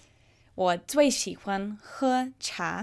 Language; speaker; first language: Chinese; non-native, fluent; English